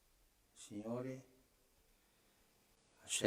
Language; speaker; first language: Italian; non-native, fluent; Spanish